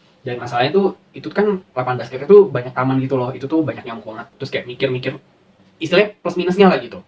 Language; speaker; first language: Indonesian; native; Indonesian